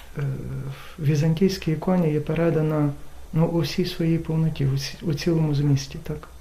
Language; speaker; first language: Ukrainian; native; Ukrainian